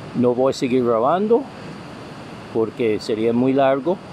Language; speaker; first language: Spanish; non-native, fluent; English